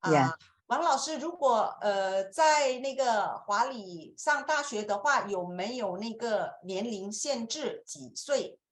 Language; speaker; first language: Chinese; non-native, fluent; Indonesian